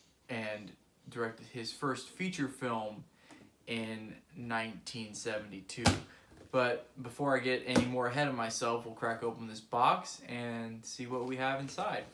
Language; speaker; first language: English; native; English